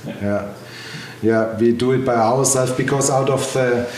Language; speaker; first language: English; non-native, learner; German